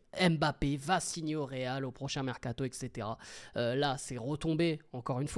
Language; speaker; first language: French; native; French